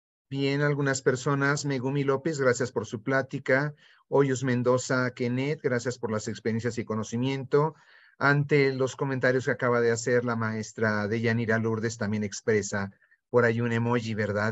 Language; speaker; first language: Spanish; native; Spanish